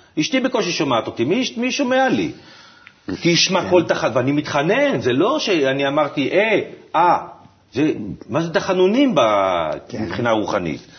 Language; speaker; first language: Hebrew; native; Hebrew